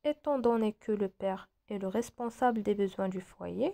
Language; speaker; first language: French; non-native, local second language; Arabic